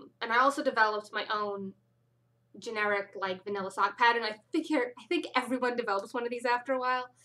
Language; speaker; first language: English; native; English